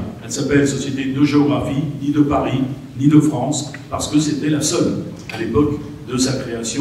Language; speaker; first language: French; native; French